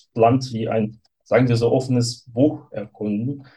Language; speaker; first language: German; non-native, fluent; Russian